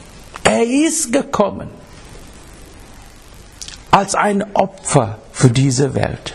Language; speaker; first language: German; non-native, fluent; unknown